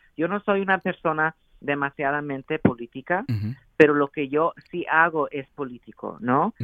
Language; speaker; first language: Spanish; early bilingual, heritage; Spanish